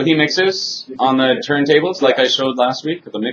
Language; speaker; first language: English; native; English